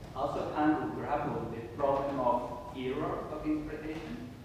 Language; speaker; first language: English; non-native, fluent; Italian